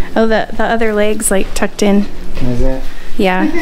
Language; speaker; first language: English; native; English